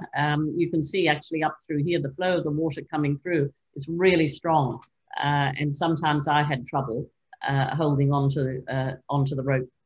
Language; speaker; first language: English; native; English